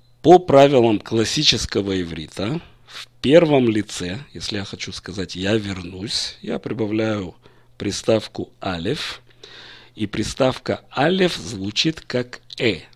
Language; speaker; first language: Russian; native; Russian